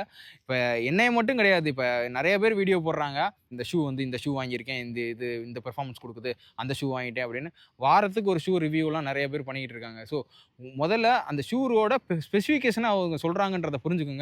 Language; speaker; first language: Tamil; native; Tamil